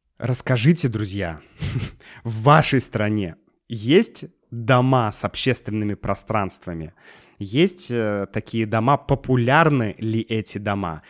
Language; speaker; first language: Russian; native; Russian